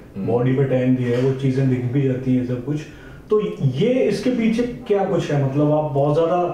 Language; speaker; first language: Hindi; native; Hindi